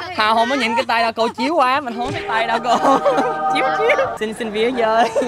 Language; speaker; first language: Vietnamese; non-native, fluent; English